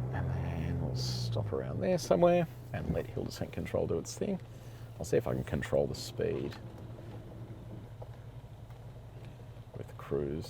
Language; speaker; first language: English; native; English